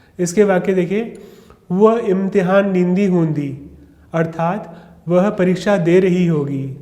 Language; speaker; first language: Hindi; non-native, local second language; Sindhi